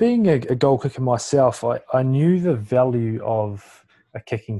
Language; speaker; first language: English; native; English